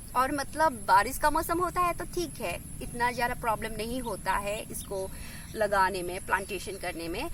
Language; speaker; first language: Hindi; non-native, local second language; Assamese